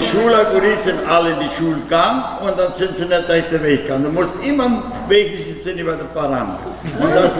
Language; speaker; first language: German; early bilingual, heritage; German